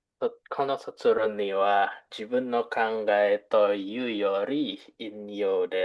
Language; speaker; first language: Japanese; non-native, learner; Indonesian